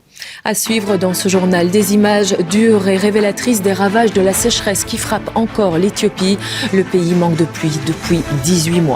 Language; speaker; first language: French; native; French